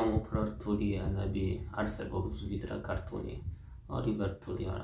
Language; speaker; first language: Georgian; non-native, learner; Polish